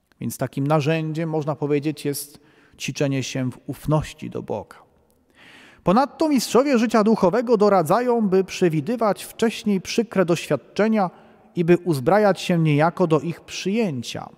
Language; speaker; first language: Polish; native; Polish